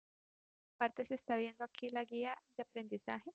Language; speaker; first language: Spanish; native; Spanish